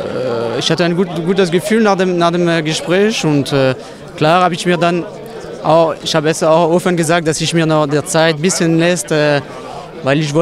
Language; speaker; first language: German; non-native, local second language; French